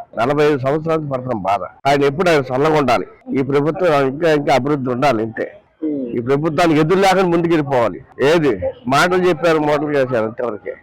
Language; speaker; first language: Telugu; non-native, local second language; Urdu